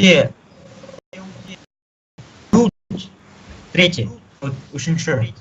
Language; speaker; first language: Kazakh; non-native, local second language; Russian